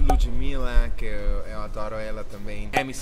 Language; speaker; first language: Portuguese; non-native, fluent; Spanish